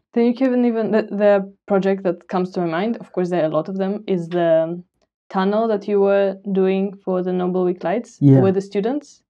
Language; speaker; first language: English; non-native, fluent; Russian